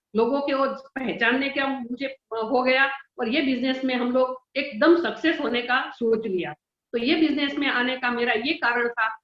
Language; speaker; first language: Hindi; non-native, local second language; Gujarati